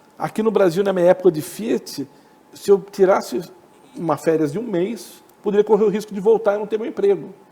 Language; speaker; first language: Portuguese; native; Portuguese